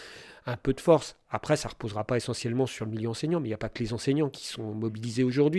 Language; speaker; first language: French; native; French